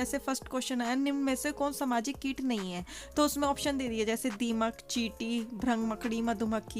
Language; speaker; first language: Hindi; native; Hindi